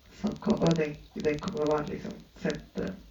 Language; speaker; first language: Swedish; early bilingual, other home language; Spanish